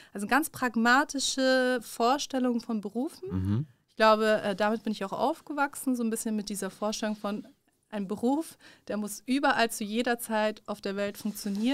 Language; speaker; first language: German; early bilingual, other home language; Persian